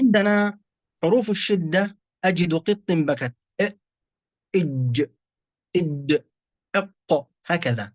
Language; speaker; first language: Arabic; native; Arabic